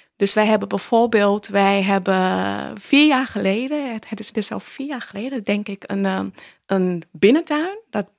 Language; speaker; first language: Dutch; early bilingual, other home language; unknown